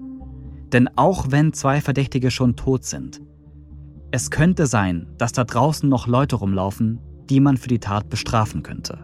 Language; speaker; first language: German; native; German